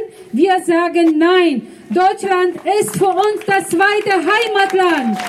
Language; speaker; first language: German; non-native, fluent; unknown